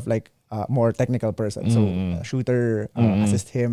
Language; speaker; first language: English; non-native, local second language; Filipino